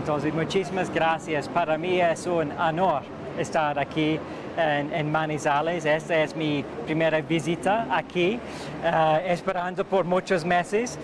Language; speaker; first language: Spanish; non-native, fluent; English